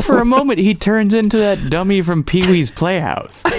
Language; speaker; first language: English; native; English